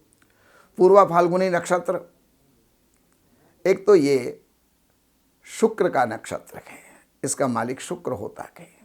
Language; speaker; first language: Hindi; native; Hindi